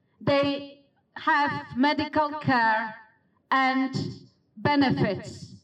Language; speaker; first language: English; non-native, fluent; Polish